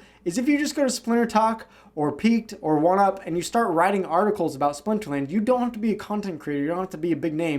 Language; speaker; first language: English; native; English